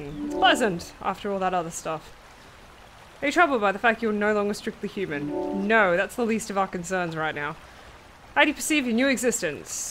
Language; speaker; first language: English; native; English